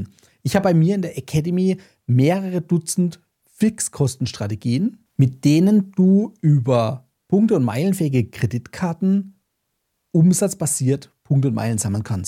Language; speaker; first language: German; native; German